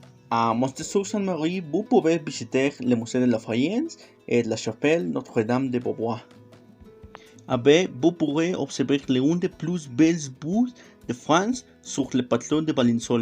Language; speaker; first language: French; non-native, learner; Spanish